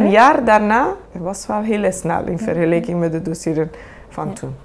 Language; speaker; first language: Dutch; non-native, fluent; Persian